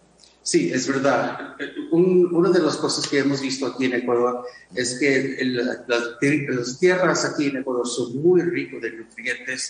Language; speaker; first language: Spanish; non-native, fluent; English